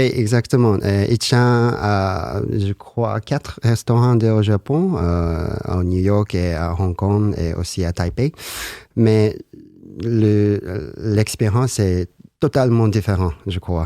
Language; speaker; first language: French; non-native, learner; Japanese